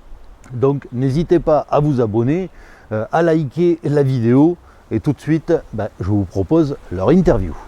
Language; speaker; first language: French; native; French